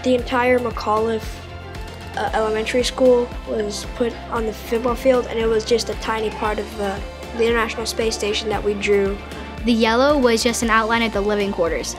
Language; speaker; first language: English; native; English